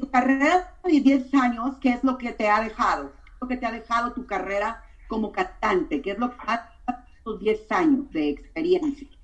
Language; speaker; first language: Spanish; native; Spanish